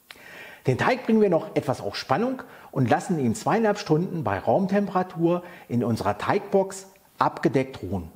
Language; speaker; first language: German; native; German